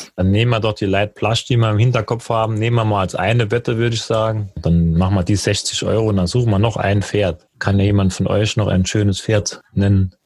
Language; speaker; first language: German; native; German